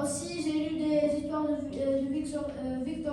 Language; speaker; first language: French; non-native, learner; Arabic